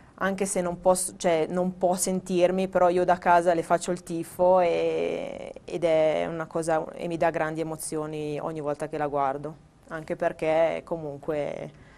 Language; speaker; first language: Italian; native; Italian